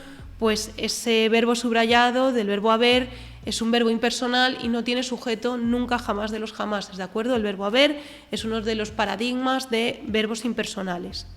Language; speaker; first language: Spanish; native; Spanish